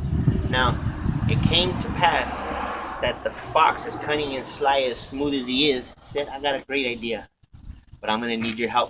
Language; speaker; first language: English; native; English